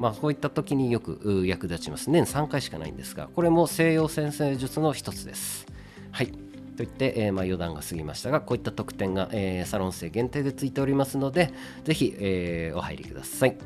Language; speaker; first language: Japanese; native; Japanese